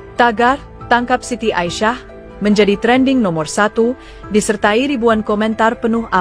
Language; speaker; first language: Indonesian; native; Indonesian